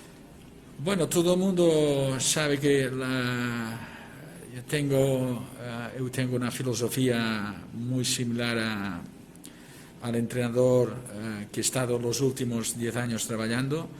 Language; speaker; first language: Spanish; non-native, local second language; Catalan